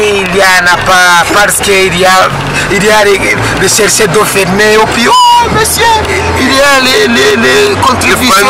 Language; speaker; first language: French; non-native, learner; Rundi